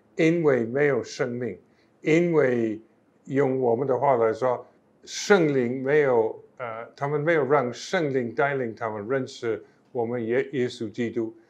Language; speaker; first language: Chinese; non-native, fluent; English